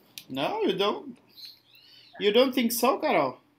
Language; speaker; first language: English; non-native, fluent; Portuguese